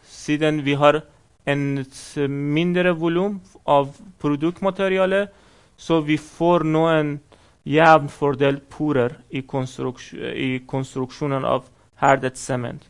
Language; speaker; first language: Norwegian; non-native, fluent; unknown